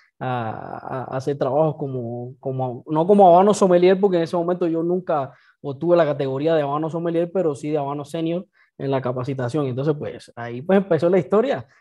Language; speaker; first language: Spanish; native; Spanish